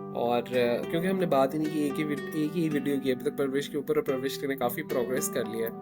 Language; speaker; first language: Urdu; native; Urdu